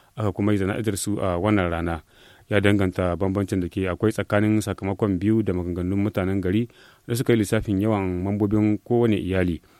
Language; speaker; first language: Hausa; native; Hausa